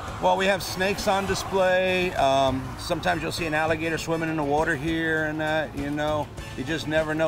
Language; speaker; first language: English; native; English